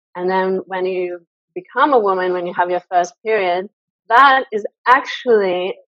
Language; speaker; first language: English; native; English